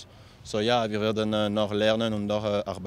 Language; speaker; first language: German; non-native, local second language; French